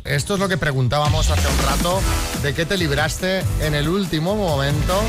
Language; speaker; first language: Spanish; native; Spanish